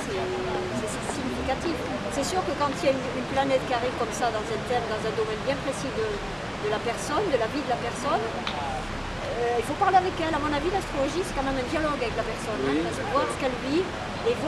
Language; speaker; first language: French; native; French